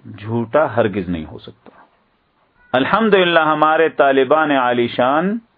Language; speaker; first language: Urdu; native; Urdu